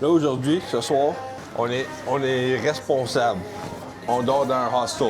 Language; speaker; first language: French; native; French